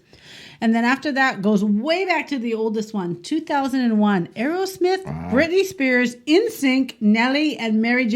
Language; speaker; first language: English; native; English